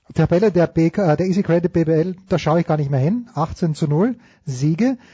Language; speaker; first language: German; native; German